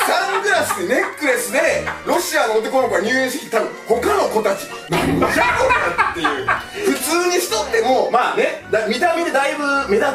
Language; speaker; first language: Japanese; early bilingual, other home language; French